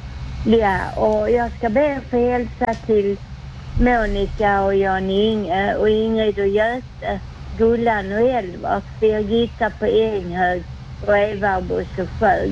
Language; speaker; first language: Swedish; native; Swedish